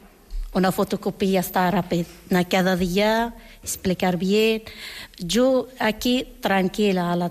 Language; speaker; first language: Catalan; non-native, learner; Arabic